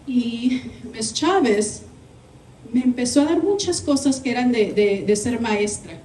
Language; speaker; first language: Spanish; early bilingual, heritage; Spanish